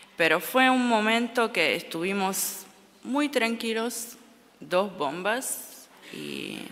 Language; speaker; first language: Spanish; non-native, learner; Arabic